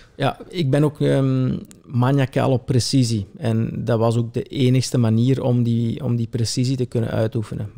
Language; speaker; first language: Dutch; early bilingual, other home language; Italian